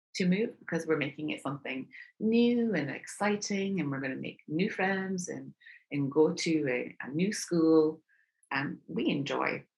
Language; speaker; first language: English; native; English